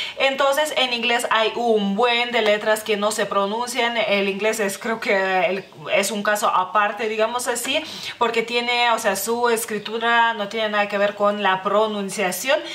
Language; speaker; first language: Spanish; non-native, fluent; Lithuanian